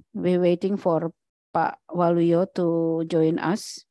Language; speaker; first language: English; non-native, learner; Indonesian